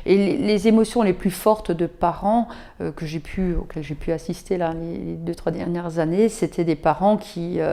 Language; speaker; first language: French; native; French